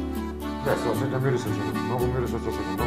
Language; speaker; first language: Macedonian; native; Macedonian